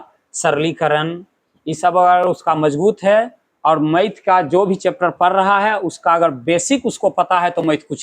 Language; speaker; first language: Hindi; native; Hindi